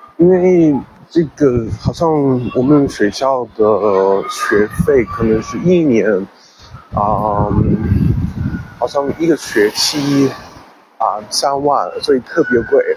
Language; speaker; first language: Chinese; non-native, fluent; English